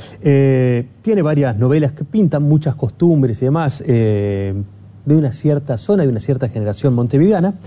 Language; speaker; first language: Spanish; native; Spanish